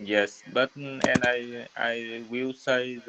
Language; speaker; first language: English; non-native, learner; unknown